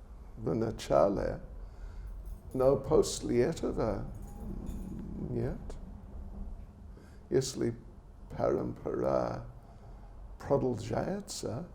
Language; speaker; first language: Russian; non-native, learner; English